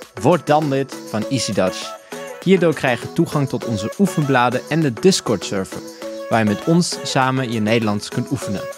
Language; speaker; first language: Dutch; native; Dutch